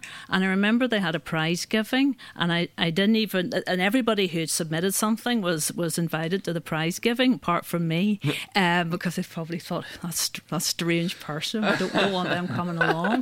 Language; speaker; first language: English; native; English